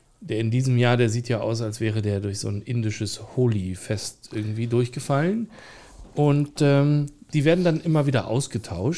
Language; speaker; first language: German; native; German